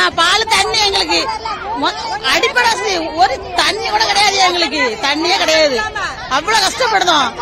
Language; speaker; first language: Tamil; native; Tamil